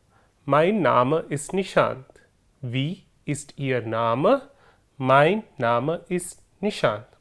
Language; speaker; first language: German; non-native, fluent; Hindi